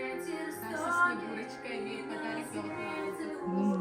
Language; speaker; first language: Russian; native; Russian